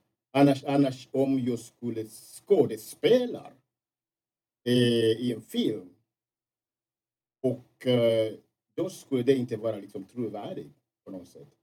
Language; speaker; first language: Swedish; non-native, fluent; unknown